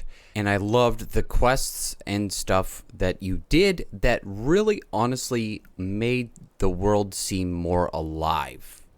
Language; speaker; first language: English; native; English